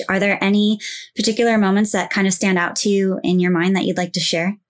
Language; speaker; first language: English; native; English